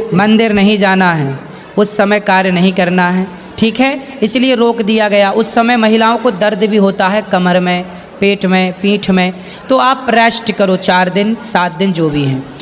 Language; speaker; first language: Hindi; native; Hindi